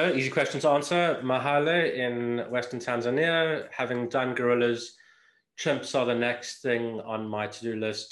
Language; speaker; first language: English; native; English